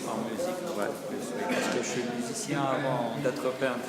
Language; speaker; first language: French; non-native, local second language; Arabic